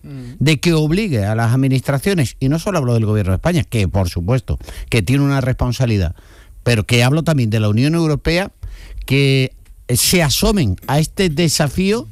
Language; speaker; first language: Spanish; native; Spanish